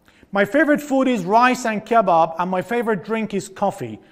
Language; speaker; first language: English; non-native, fluent; Persian